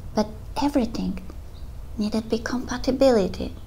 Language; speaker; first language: English; non-native, learner; Polish